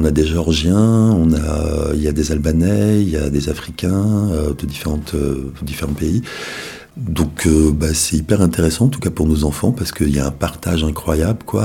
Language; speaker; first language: French; native; French